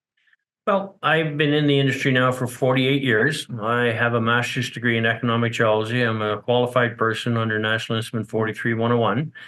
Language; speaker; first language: English; native; English